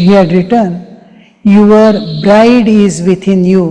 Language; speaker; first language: English; non-native, local second language; Kannada